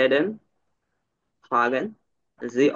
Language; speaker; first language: German; non-native, learner; Bangla